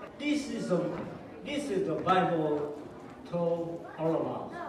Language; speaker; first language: English; non-native, learner; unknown